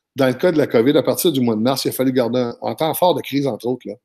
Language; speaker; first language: French; native; French